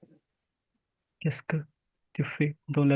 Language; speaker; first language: French; non-native, learner; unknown